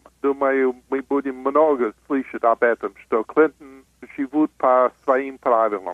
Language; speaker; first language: Russian; non-native, fluent; English